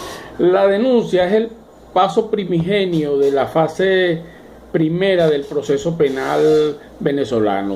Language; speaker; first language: Spanish; native; Spanish